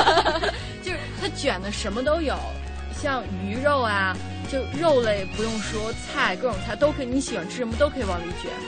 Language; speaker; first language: Chinese; native; Chinese